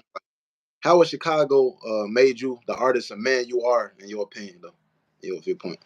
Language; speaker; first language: English; native; English